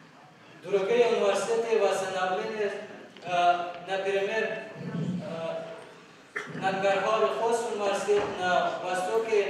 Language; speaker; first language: Russian; non-native, learner; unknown